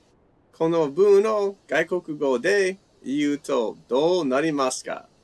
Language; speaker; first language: Japanese; non-native, fluent; English